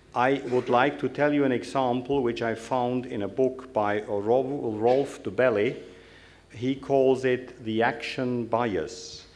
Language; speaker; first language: English; non-native, fluent; German